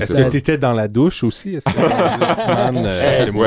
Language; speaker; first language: French; native; French